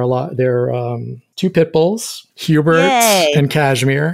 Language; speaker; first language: English; native; English